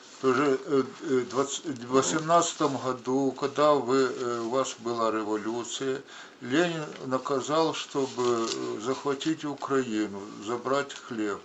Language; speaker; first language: Russian; non-native, local second language; Ukrainian